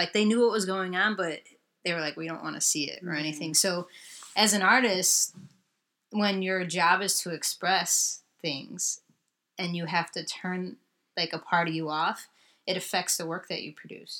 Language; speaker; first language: English; native; English